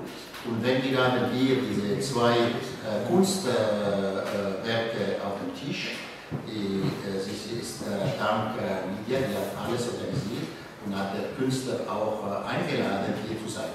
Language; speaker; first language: German; non-native, local second language; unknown